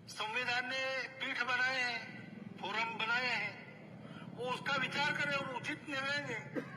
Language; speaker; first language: Hindi; non-native, local second language; Marathi